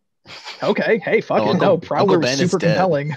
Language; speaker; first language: English; native; English